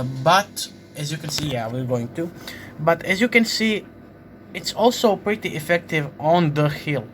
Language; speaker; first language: English; non-native, fluent; Croatian